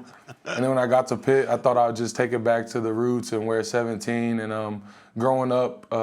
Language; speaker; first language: English; native; English